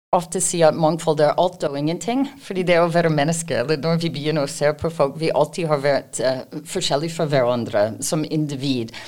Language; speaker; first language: Norwegian; non-native, fluent; English